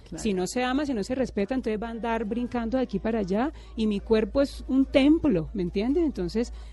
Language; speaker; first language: Spanish; native; Spanish